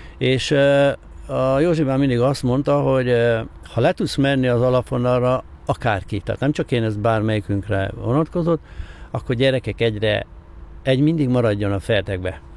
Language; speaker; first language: Hungarian; native; Hungarian